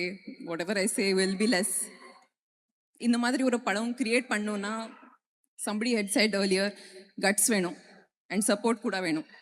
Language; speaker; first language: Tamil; non-native, learner; Kannada